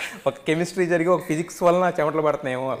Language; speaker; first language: Telugu; native; Telugu